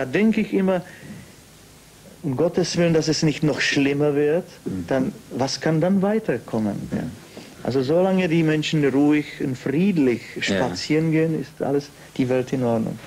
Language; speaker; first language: German; non-native, fluent; Czech